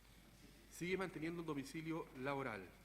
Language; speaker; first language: Spanish; native; Spanish